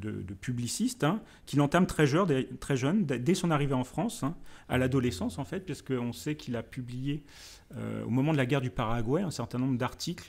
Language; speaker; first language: French; native; French